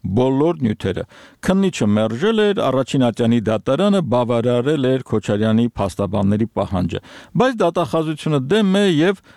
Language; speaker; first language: Armenian; native; Armenian